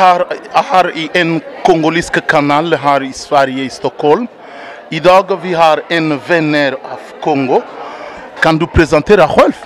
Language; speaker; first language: Swedish; non-native, learner; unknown